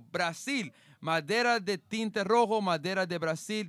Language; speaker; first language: Spanish; early bilingual, heritage; Spanish